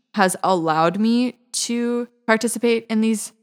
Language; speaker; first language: English; native; English